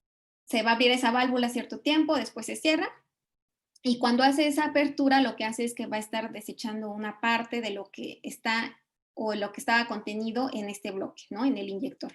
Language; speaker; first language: Spanish; native; Spanish